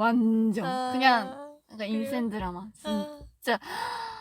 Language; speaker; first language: Korean; non-native, fluent; Japanese